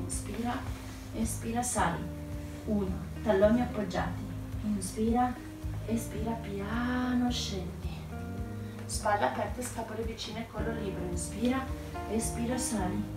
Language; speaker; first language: Italian; native; Italian